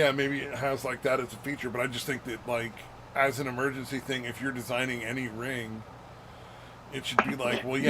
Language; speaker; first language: English; native; English